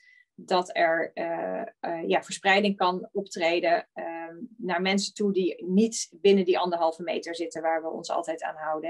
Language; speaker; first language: Dutch; native; Dutch